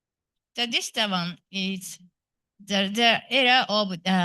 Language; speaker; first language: English; non-native, fluent; Japanese